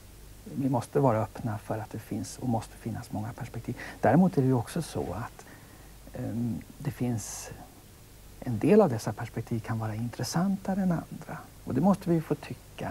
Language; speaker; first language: Swedish; native; Swedish